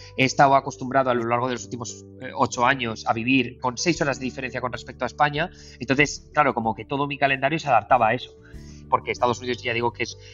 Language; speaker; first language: Spanish; native; Spanish